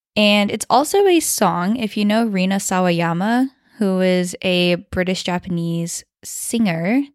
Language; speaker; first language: English; early bilingual, other home language; Chinese